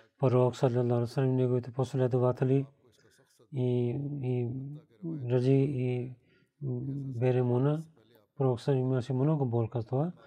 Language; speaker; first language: Bulgarian; non-native, fluent; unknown